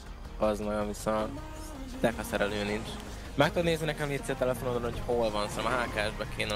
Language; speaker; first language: Hungarian; native; Hungarian